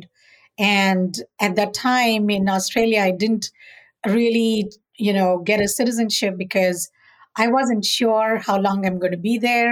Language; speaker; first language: English; non-native, local second language; Tamil